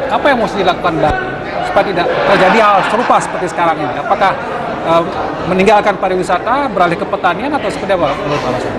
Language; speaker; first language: Indonesian; native; Indonesian